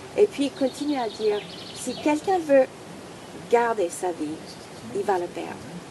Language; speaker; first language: French; non-native, fluent; English